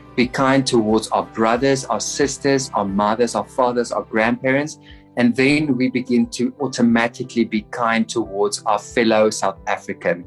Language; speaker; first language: English; non-native, local second language; Afrikaans